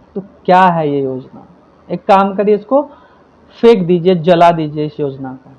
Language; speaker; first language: Hindi; native; Hindi